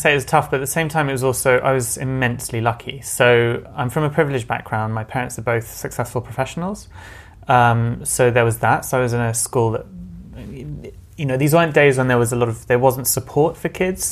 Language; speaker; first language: English; native; English